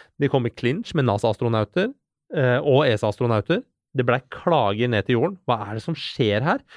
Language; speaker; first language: Norwegian; early bilingual, other home language; Persian